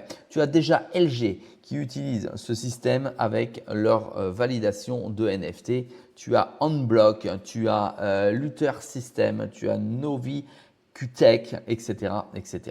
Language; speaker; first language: French; native; French